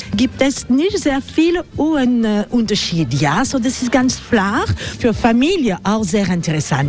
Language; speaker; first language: German; non-native, learner; French